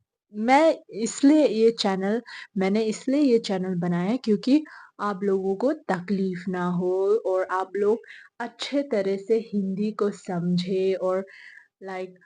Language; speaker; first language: Hindi; non-native, local second language; Mizo